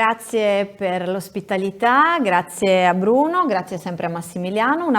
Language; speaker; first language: Italian; native; Italian